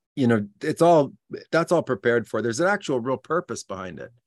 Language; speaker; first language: English; native; English